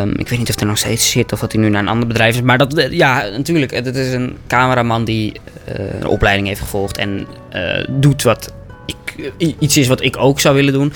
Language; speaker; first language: Dutch; native; Dutch